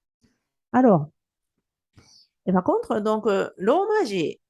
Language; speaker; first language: French; non-native, fluent; Japanese